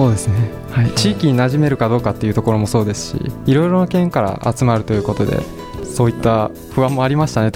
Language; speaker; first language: Japanese; native; Japanese